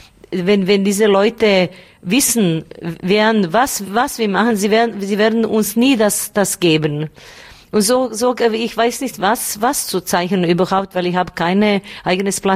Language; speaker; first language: German; non-native, learner; Bosnian